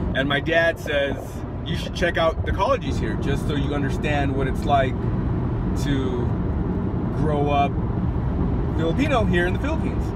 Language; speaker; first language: English; native; English